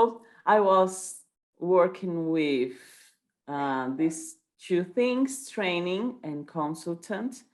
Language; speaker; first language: English; non-native, learner; Portuguese